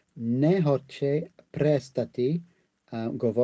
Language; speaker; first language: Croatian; non-native, learner; English